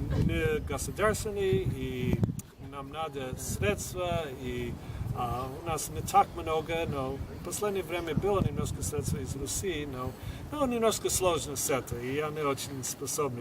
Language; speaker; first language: Russian; non-native, fluent; English